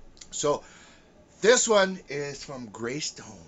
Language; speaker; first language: English; early bilingual, other home language; French